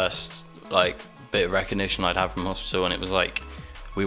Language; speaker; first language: English; native; English